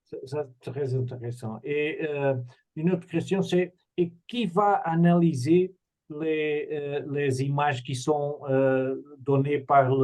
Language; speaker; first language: French; non-native, fluent; Portuguese